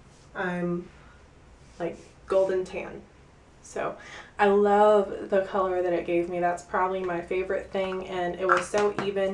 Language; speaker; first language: English; native; English